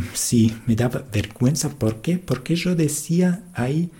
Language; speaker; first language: Spanish; non-native, fluent; German